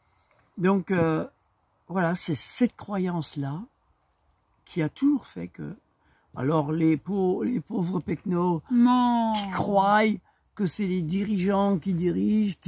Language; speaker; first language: French; native; French